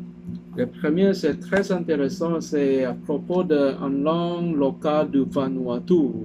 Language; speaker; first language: French; non-native, learner; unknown